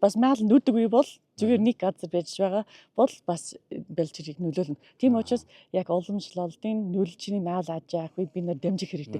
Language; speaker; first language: Mongolian; non-native, learner; English